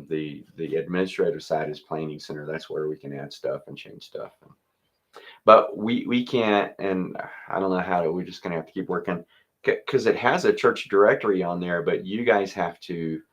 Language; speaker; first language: English; native; English